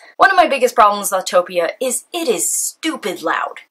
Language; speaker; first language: English; native; English